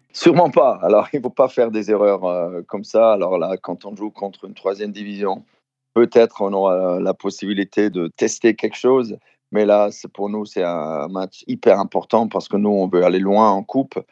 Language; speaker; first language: French; non-native, fluent; German